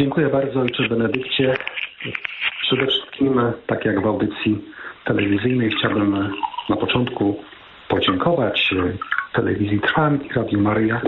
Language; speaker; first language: Polish; native; Polish